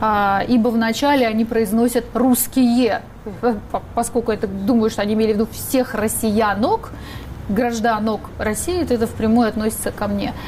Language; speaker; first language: Russian; native; Russian